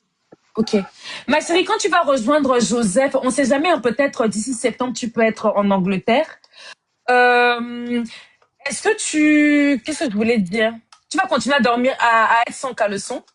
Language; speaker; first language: French; native; French